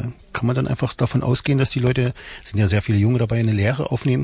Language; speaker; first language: German; native; German